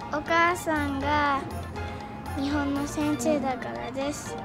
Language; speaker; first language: Japanese; early bilingual, heritage; Japanese